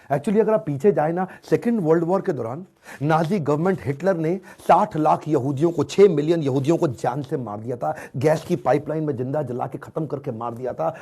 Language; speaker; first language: Hindi; native; Hindi